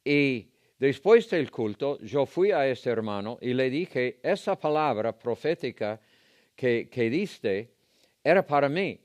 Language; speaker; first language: Spanish; non-native, fluent; English